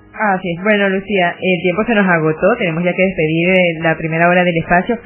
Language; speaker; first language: Spanish; native; Spanish